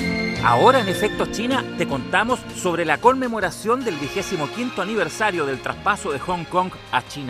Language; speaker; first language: Spanish; native; Spanish